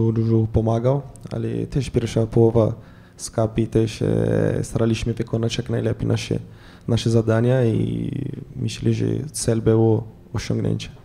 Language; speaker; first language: Polish; non-native, fluent; Portuguese